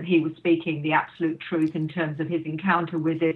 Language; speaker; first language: English; native; English